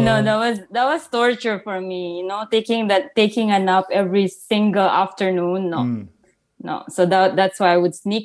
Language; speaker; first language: English; non-native, local second language; Filipino